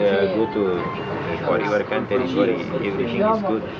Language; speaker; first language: English; non-native, learner; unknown